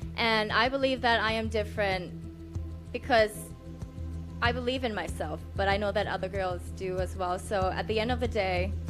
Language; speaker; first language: English; non-native, fluent; Thai